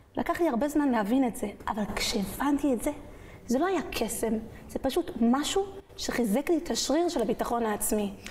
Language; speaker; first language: Hebrew; early bilingual, other home language; French